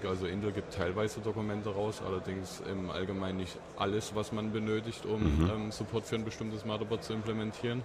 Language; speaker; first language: German; native; German